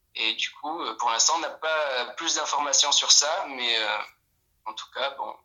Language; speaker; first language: French; non-native, fluent; Polish